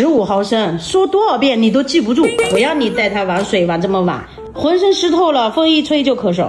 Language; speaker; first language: Chinese; native; Chinese